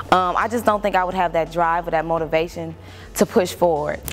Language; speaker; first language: English; native; English